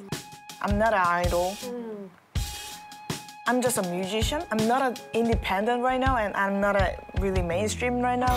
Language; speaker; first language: English; non-native, learner; Korean